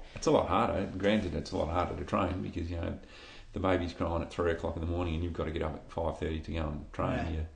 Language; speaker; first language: English; native; English